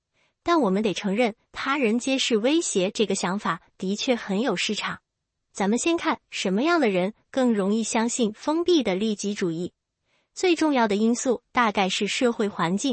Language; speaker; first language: Chinese; native; Chinese